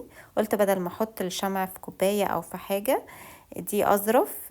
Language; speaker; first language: Arabic; native; Arabic